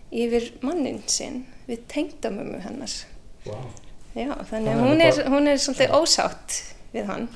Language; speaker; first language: Icelandic; non-native, fluent; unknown